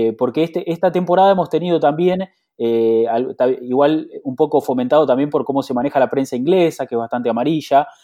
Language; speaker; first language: Spanish; native; Spanish